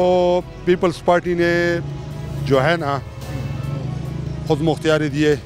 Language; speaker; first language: Hindi; non-native, local second language; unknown